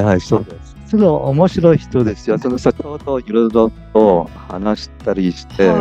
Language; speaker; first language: Japanese; non-native, fluent; Cantonese